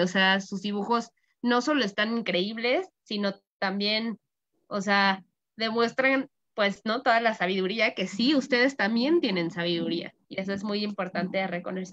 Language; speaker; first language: Spanish; native; Spanish